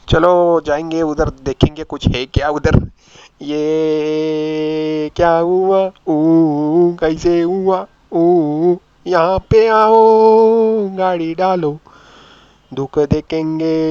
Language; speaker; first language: Hindi; non-native, local second language; Marathi